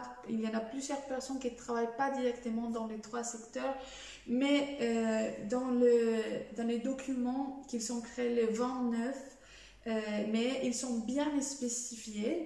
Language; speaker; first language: French; non-native, fluent; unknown